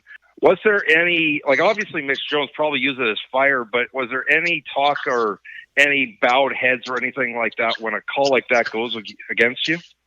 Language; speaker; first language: English; native; English